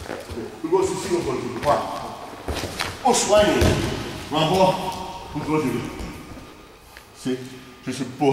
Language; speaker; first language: Chinese; non-native, learner; English